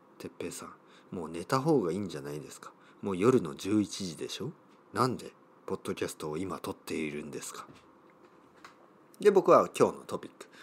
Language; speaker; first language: Japanese; native; Japanese